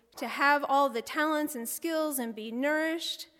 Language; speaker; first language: English; native; English